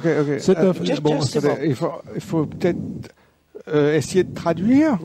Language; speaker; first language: French; native; French